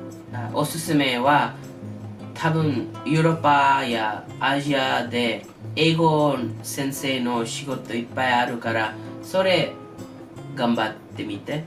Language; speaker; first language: Japanese; non-native, learner; English